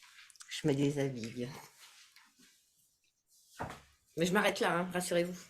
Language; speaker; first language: French; native; French